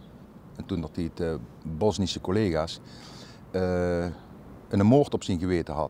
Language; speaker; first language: Dutch; native; Dutch